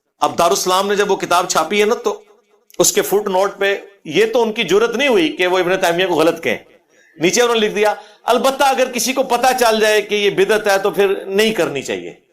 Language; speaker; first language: Urdu; non-native, local second language; Punjabi